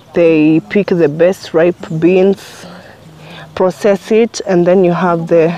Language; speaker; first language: English; non-native, local second language; Kikuyu